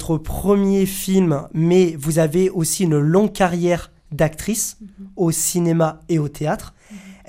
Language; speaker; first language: French; native; French